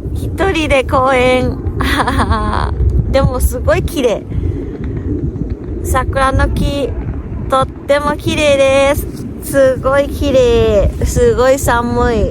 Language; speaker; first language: Japanese; non-native, learner; Thai